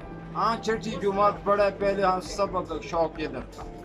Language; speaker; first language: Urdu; non-native, local second language; Pashto